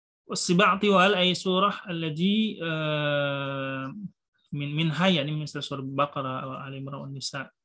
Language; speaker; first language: Arabic; non-native, fluent; Indonesian